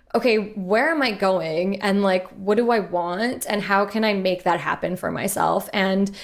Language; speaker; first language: English; native; English